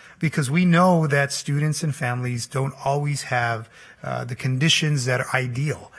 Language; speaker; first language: English; early bilingual, other home language; Spanish